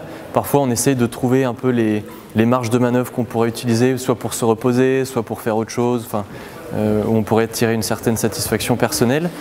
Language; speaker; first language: French; native; French